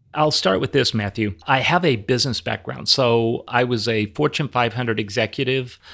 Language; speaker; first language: English; native; English